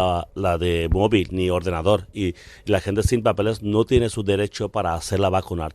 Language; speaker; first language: Spanish; non-native, learner; Bangla